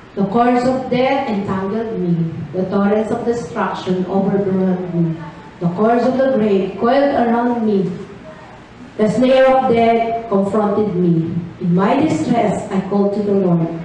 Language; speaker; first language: English; non-native, local second language; Filipino